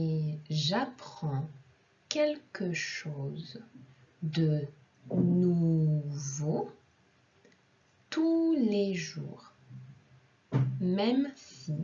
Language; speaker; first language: French; non-native, fluent; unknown